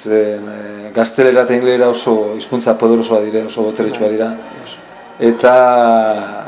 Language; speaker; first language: Basque; non-native, local second language; Spanish